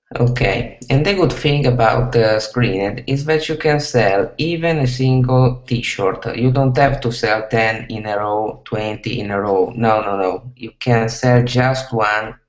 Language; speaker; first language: English; non-native, fluent; Italian